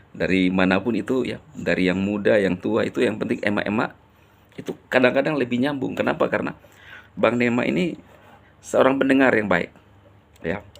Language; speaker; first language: Indonesian; native; Indonesian